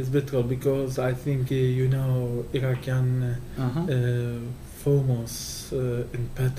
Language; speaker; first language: English; non-native, learner; Kurdish